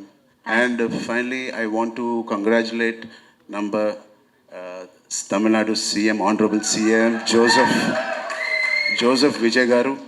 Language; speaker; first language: Tamil; non-native, local second language; Telugu